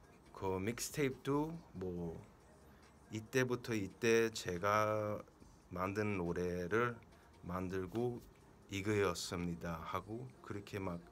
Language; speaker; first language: Korean; early bilingual, heritage; Korean